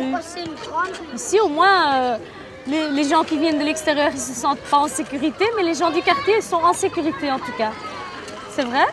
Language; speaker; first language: French; early bilingual, other home language; Arabic